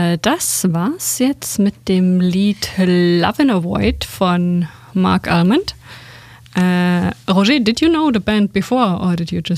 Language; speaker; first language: German; native; German